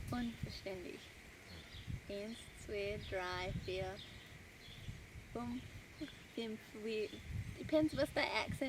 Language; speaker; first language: German; early bilingual, heritage; Pennsylvania German